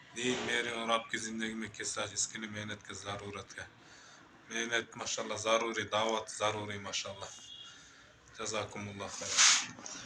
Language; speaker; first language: Urdu; non-native, learner; Kyrgyz